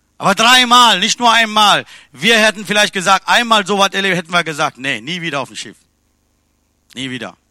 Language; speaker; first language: German; non-native, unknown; Tamil